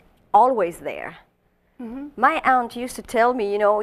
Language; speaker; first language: English; non-native, fluent; French